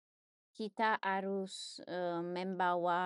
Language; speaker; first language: Indonesian; non-native, learner; English